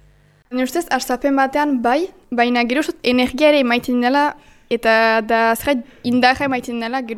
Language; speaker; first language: Basque; native; Basque